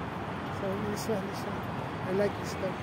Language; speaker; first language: English; non-native, learner; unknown